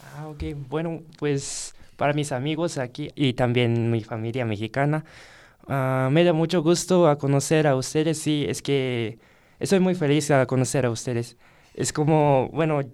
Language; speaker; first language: Spanish; non-native, fluent; Japanese